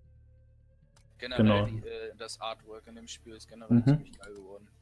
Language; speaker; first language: German; native; German